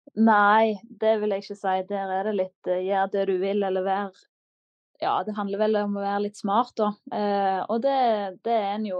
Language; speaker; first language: Norwegian; native; Norwegian